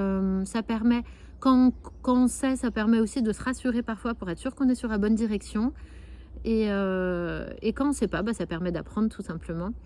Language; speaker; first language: French; native; French